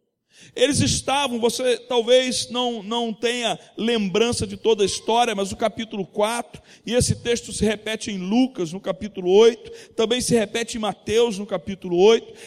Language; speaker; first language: Portuguese; native; Portuguese